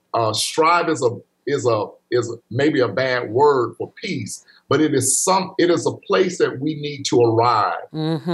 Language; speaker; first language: English; native; English